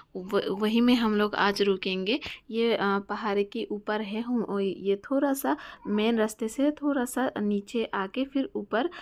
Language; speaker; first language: Hindi; non-native, local second language; Bangla